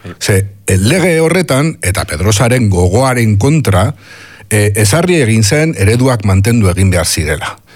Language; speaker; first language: Basque; non-native, local second language; Spanish